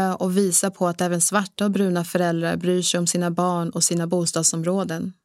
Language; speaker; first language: Swedish; early bilingual, other home language; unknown